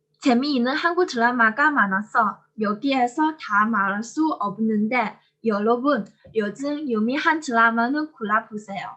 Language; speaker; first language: Korean; non-native, learner; Chinese